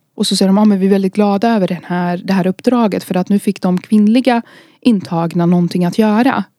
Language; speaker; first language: Swedish; early bilingual, other home language; Arabic